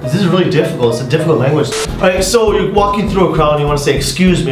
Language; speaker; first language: English; native; English